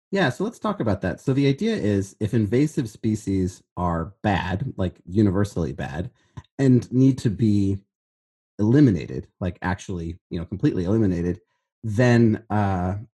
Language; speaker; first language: English; native; English